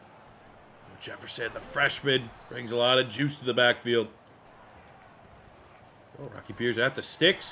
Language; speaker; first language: English; native; English